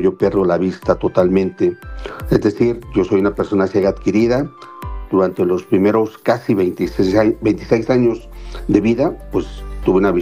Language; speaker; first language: Spanish; native; Spanish